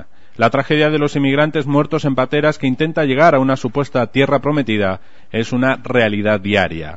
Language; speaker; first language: Spanish; native; Spanish